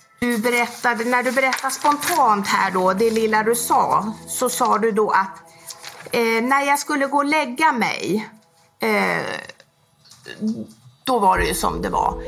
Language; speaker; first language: Swedish; native; Swedish